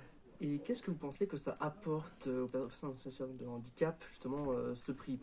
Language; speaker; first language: French; native; French